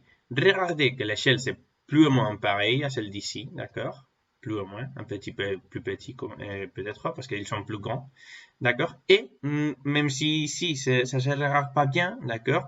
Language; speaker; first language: French; non-native, fluent; Spanish